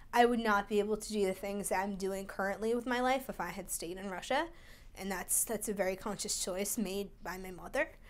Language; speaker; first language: English; early bilingual, other home language; Russian